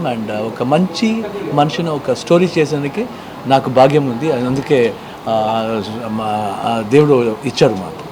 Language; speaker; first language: Telugu; non-native, learner; Kannada